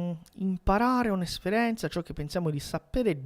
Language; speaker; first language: Italian; non-native, fluent; Portuguese